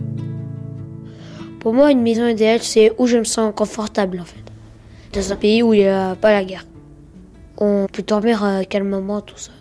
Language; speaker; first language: French; early bilingual, other home language; Ukrainian